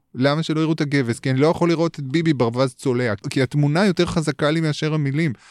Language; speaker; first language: Hebrew; native; Hebrew